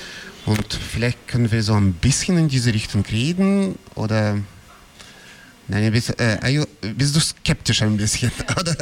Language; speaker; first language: German; non-native, fluent; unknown